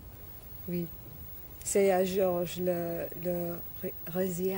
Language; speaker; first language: French; non-native, learner; English